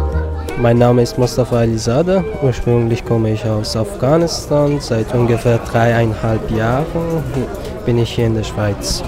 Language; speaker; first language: German; non-native, fluent; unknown